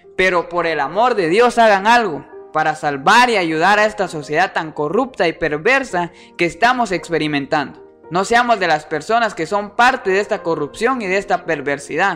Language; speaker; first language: Spanish; native; Spanish